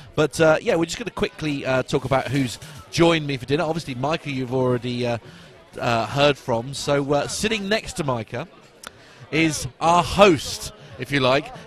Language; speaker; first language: English; native; English